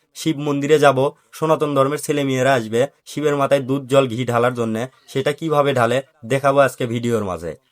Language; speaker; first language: Bangla; native; Bangla